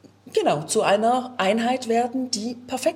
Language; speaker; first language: German; native; German